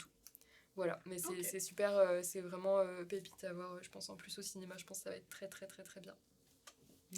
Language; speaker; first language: French; native; French